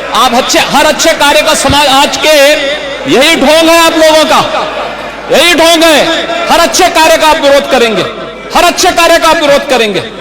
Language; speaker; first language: Hindi; native; Hindi